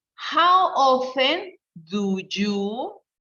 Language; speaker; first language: English; non-native, learner; Spanish